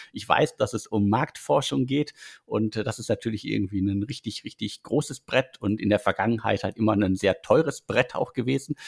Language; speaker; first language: German; native; German